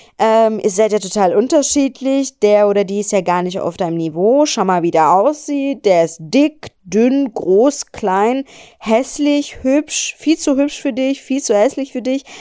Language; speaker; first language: German; early bilingual, other home language; Persian